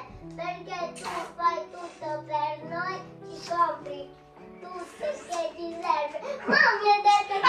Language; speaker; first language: Italian; early bilingual, other home language; Filipino